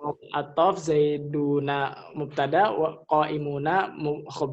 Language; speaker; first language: Arabic; non-native, learner; Indonesian